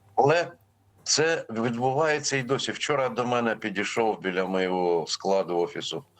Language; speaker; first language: Ukrainian; non-native, fluent; Armenian